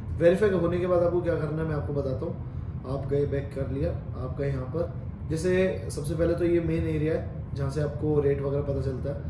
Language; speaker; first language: Hindi; native; Hindi